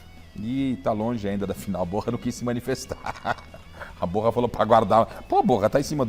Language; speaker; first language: Portuguese; native; Portuguese